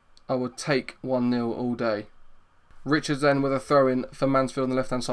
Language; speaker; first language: English; native; English